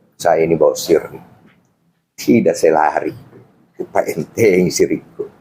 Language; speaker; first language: Indonesian; native; Indonesian